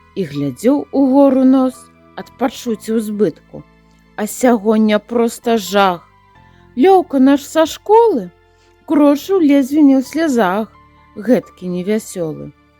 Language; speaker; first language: Belarusian; native; Belarusian